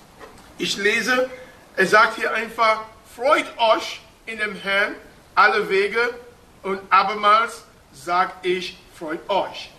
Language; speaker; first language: German; non-native, fluent; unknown